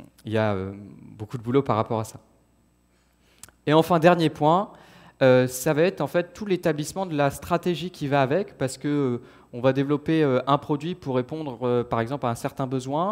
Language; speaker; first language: French; native; French